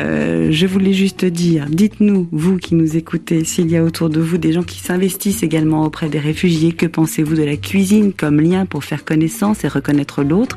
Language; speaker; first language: French; native; French